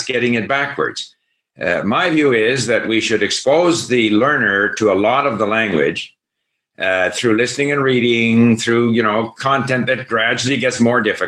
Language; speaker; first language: English; native; English